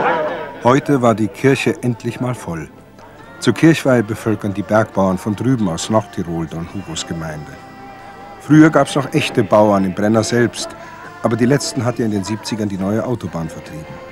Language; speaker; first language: German; native; German